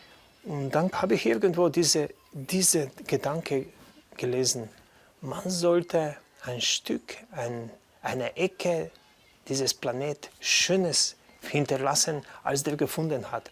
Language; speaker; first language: German; non-native, fluent; Slovenian